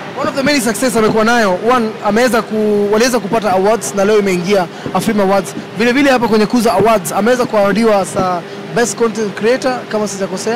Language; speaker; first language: Swahili; native; Swahili